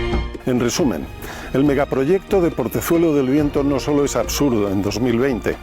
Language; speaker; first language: Spanish; native; Spanish